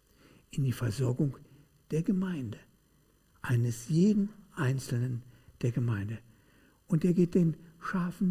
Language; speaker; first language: German; native; German